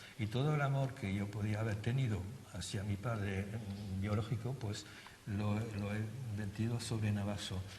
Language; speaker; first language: Spanish; non-native, fluent; German